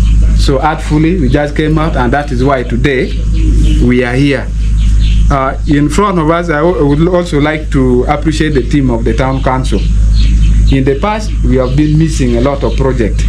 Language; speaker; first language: English; non-native, local second language; Acoli